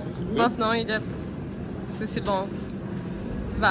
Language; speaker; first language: French; non-native, learner; Portuguese